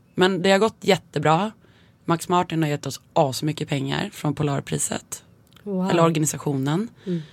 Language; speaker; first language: Swedish; native; Swedish